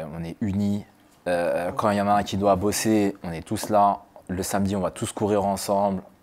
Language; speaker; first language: French; native; French